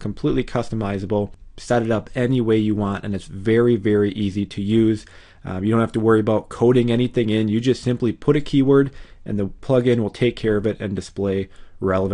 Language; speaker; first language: English; native; English